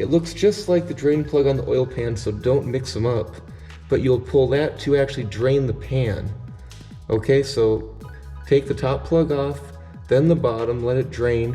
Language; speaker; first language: English; native; English